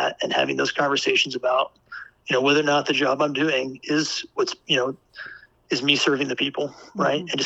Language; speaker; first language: English; native; English